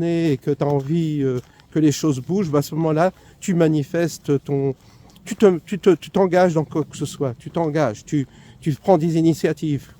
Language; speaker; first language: French; native; French